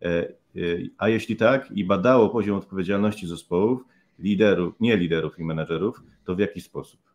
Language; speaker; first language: Polish; native; Polish